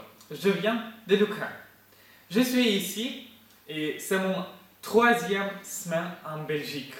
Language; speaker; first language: French; non-native, fluent; Ukrainian